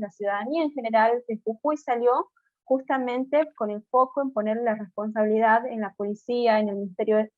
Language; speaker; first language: Spanish; native; Spanish